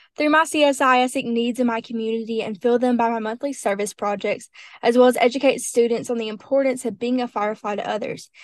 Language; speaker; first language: English; native; English